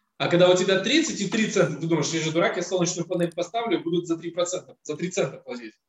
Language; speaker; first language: Russian; native; Russian